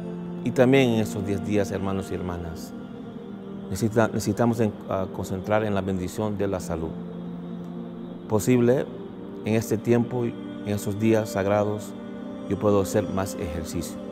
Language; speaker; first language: Spanish; non-native, fluent; English